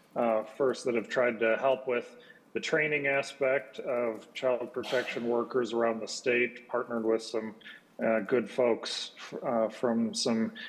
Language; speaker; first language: English; native; English